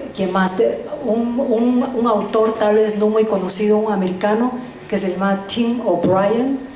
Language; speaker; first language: Spanish; early bilingual, other home language; Chinese